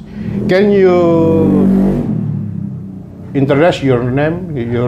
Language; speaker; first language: English; non-native, learner; Indonesian